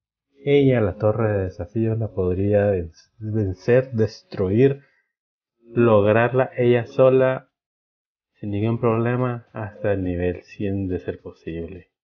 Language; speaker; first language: Spanish; native; Spanish